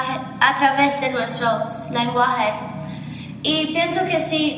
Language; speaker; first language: Spanish; non-native, learner; English